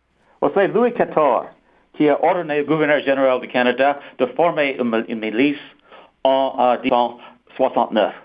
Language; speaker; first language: French; non-native, fluent; English